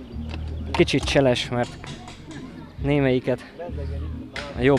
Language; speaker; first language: Hungarian; native; Hungarian